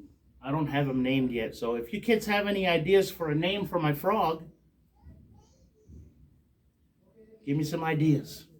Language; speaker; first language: English; native; English